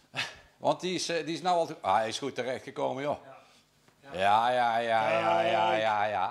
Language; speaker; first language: Dutch; native; Dutch